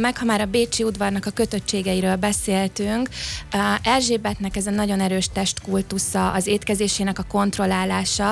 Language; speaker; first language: Hungarian; native; Hungarian